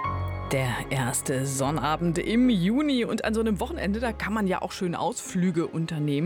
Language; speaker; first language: German; native; German